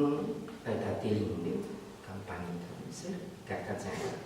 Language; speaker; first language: Basque; non-native, learner; Spanish